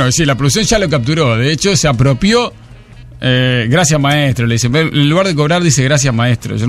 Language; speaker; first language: Spanish; native; Spanish